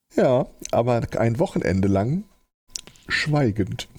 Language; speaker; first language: German; native; German